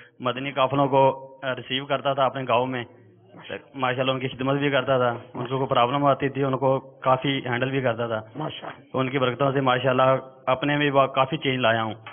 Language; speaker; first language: Urdu; non-native, local second language; Punjabi